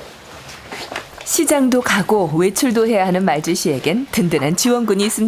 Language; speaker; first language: Korean; native; Korean